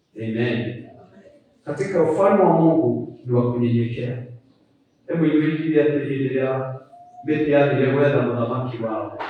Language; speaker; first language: Swahili; non-native, local second language; Kikuyu